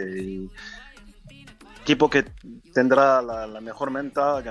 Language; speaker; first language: Spanish; non-native, fluent; French